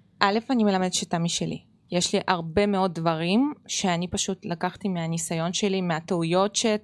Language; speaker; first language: Hebrew; non-native, fluent; Russian